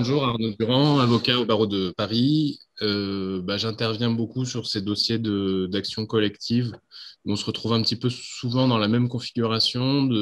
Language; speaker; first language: French; native; French